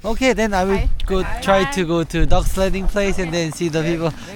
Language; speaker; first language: English; non-native, learner; Korean